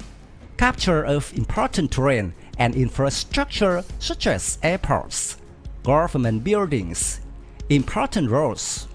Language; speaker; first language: English; non-native, fluent; Vietnamese